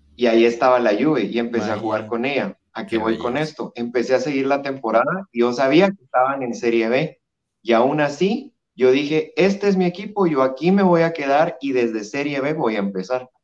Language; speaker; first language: Spanish; native; Spanish